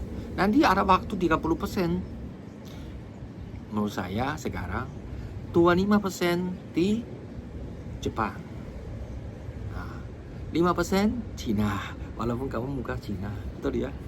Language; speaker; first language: Indonesian; non-native, fluent; Chinese